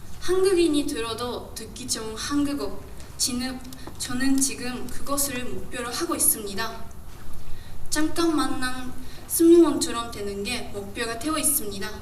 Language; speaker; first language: Korean; non-native, learner; Japanese